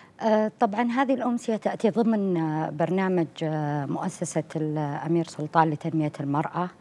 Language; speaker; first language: Arabic; native; Arabic